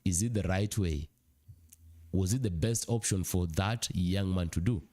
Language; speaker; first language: English; non-native, local second language; Swahili